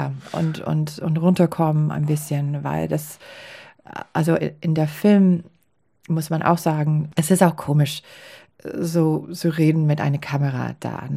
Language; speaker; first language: German; non-native, fluent; English